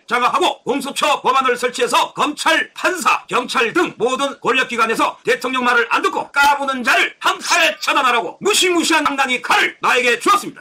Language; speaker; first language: Korean; native; Korean